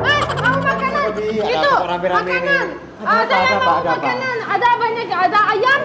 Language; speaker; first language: Indonesian; non-native, learner; Russian